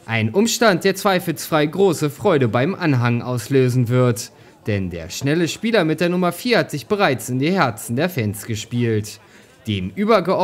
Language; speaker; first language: German; native; German